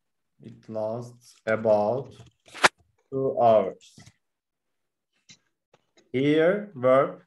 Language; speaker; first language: English; non-native, learner; Turkish